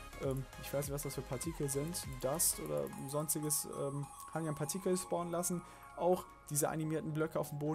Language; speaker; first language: German; native; German